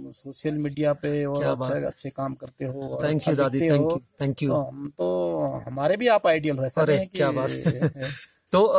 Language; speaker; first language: Hindi; native; Hindi